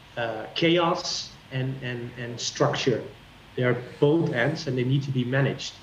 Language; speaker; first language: English; non-native, fluent; Dutch